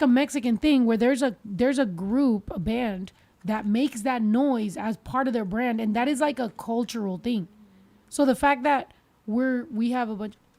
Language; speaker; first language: English; early bilingual, other home language; Spanish